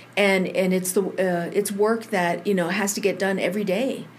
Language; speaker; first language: English; early bilingual, other home language; Spanish